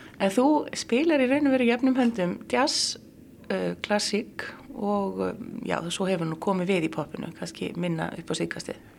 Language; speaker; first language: Icelandic; native; Icelandic